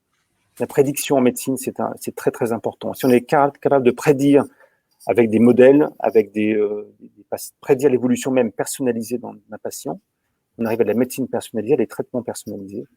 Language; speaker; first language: French; native; French